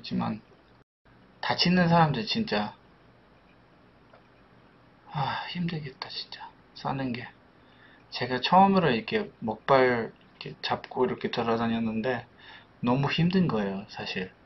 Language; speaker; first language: Korean; non-native, fluent; Polish